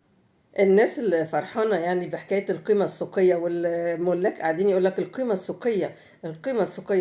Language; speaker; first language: Arabic; native; Arabic